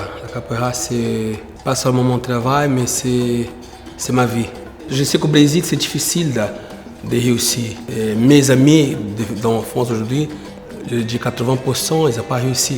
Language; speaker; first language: French; non-native, fluent; Portuguese